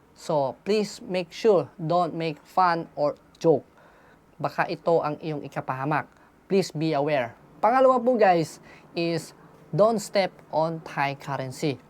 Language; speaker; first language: Filipino; non-native, local second language; Cebuano